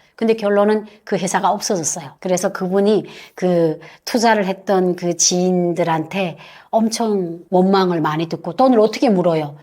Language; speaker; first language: Korean; native; Korean